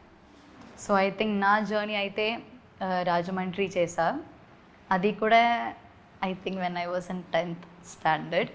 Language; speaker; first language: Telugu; non-native, learner; Malayalam